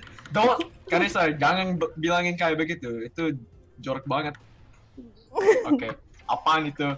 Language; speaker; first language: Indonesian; early bilingual, heritage; Indonesian